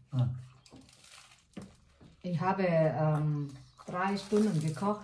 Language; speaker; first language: German; non-native, learner; Vietnamese